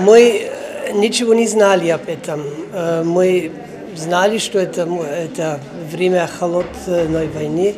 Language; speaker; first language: Russian; non-native, learner; German